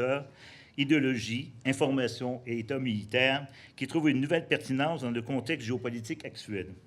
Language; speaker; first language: French; native; French